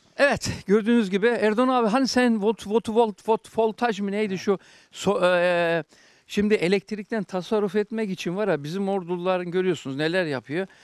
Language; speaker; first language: Turkish; native; Turkish